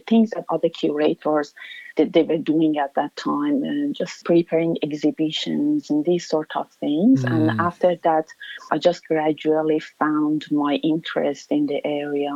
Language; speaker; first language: English; non-native, fluent; Persian